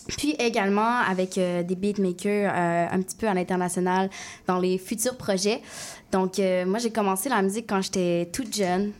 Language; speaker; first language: French; native; French